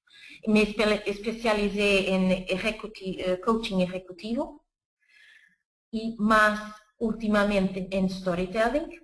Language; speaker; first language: Spanish; non-native, fluent; Portuguese